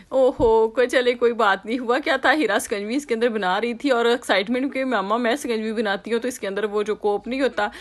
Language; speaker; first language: Urdu; native; Urdu